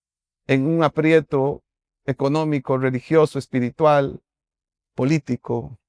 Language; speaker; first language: Spanish; native; Spanish